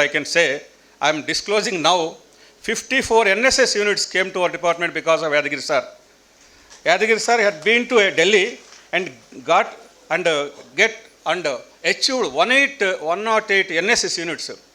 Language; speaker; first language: English; non-native, local second language; Telugu